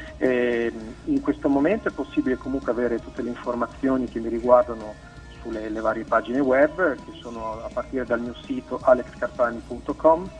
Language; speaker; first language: Italian; native; Italian